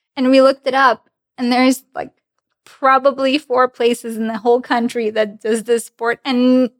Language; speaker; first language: English; non-native, fluent; Russian